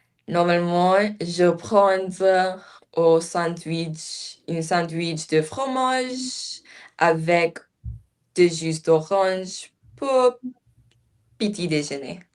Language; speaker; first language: French; non-native, learner; English